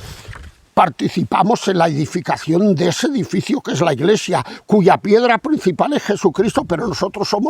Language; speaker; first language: Spanish; native; Spanish